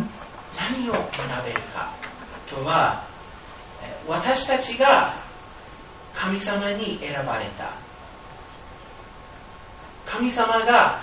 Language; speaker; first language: Japanese; non-native, fluent; English